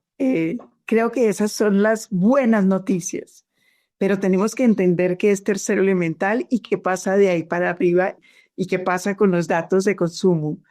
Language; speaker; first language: Spanish; native; Spanish